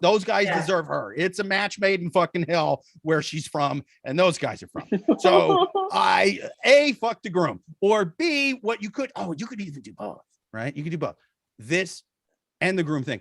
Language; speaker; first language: English; native; English